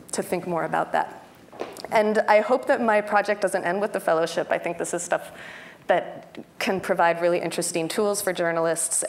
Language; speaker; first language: English; native; English